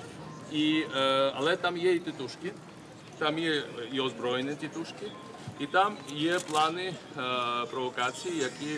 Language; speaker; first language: Ukrainian; non-native, fluent; Georgian